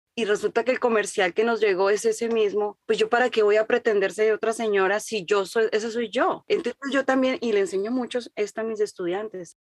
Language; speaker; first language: Spanish; native; Spanish